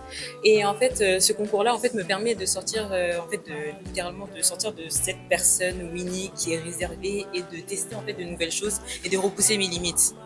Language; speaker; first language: French; early bilingual, other home language; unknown